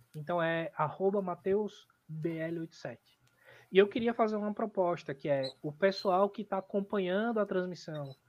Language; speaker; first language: Portuguese; native; Portuguese